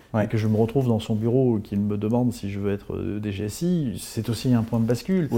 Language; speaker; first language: French; native; French